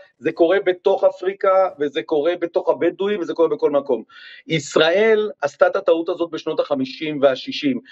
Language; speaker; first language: Hebrew; native; Hebrew